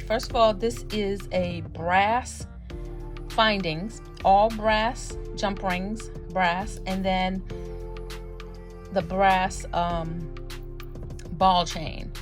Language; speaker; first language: English; native; English